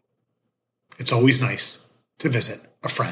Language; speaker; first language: English; native; English